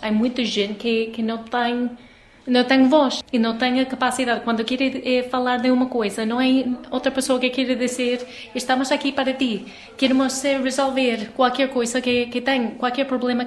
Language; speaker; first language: Portuguese; non-native, learner; English